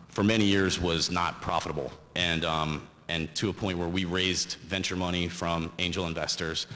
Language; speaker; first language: English; native; English